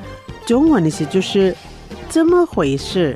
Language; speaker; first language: Chinese; non-native, fluent; Indonesian